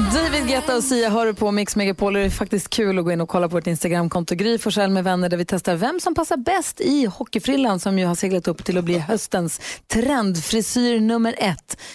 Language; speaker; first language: Swedish; native; Swedish